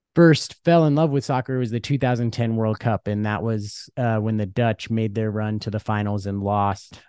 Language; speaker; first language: English; early bilingual, other home language; Dutch